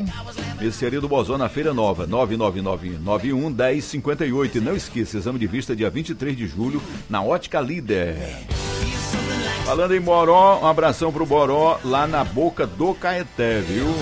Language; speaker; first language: Portuguese; native; Portuguese